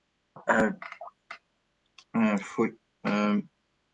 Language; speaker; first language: Spanish; non-native, learner; English